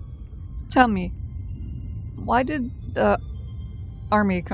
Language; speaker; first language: English; native; English